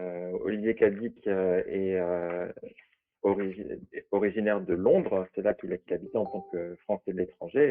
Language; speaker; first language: French; native; French